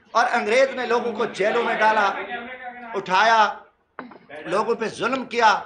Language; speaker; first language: Urdu; native; Urdu